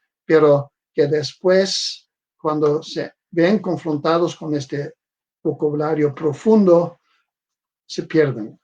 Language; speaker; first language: Spanish; non-native, fluent; Dutch